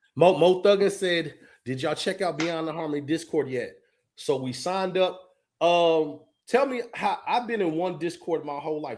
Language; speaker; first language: English; native; English